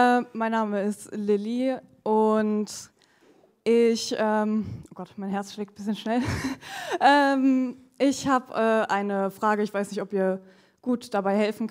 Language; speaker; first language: German; native; German